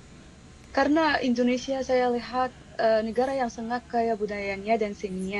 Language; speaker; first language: Indonesian; non-native, fluent; Arabic